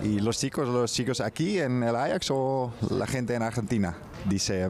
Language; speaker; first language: Spanish; non-native, fluent; Dutch